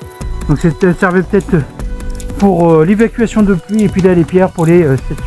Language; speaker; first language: French; native; French